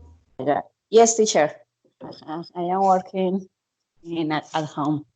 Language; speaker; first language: English; non-native, learner; Spanish